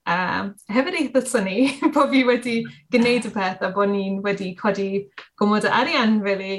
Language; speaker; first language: Welsh; non-native, learner; English